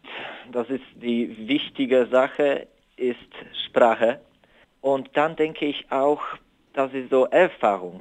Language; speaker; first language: German; non-native, learner; Polish